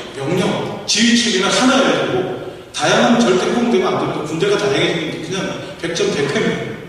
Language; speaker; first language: Korean; native; Korean